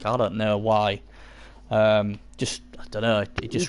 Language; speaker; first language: English; native; English